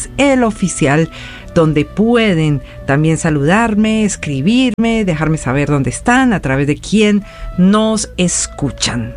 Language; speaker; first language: Spanish; native; Spanish